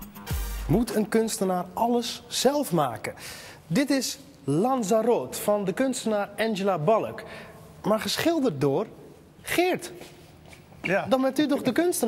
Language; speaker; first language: Dutch; native; Dutch